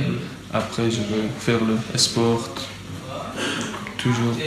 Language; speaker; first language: French; non-native, learner; Persian